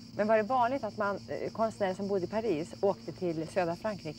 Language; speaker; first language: Swedish; native; Swedish